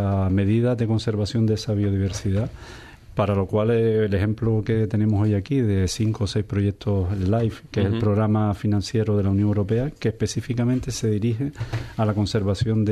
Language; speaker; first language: Spanish; native; Spanish